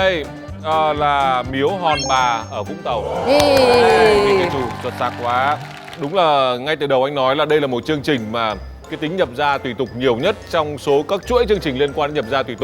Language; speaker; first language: Vietnamese; native; Vietnamese